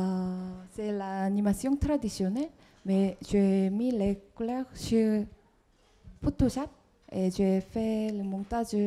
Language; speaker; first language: French; non-native, fluent; Korean